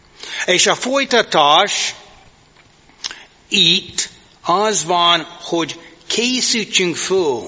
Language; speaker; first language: Hungarian; non-native, fluent; English